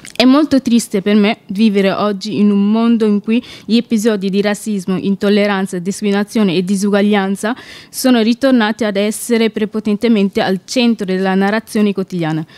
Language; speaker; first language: Italian; non-native, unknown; Wolof